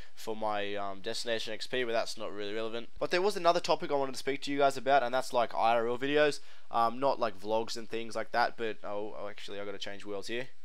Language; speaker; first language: English; native; English